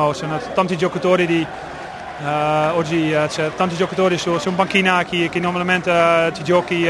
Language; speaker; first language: Italian; non-native, learner; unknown